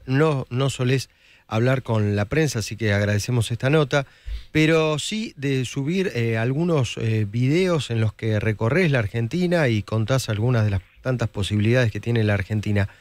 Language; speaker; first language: Spanish; native; Spanish